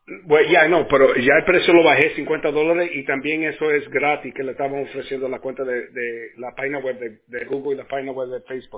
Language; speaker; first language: Spanish; early bilingual, heritage; Spanish